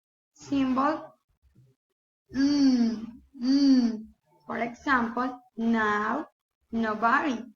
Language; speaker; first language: English; non-native, learner; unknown